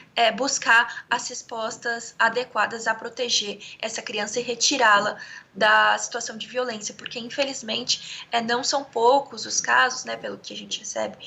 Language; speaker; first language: Portuguese; native; Portuguese